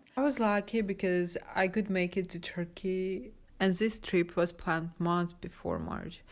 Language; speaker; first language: English; non-native, fluent; Russian